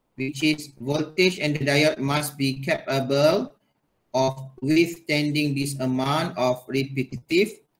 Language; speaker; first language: English; non-native, local second language; Malay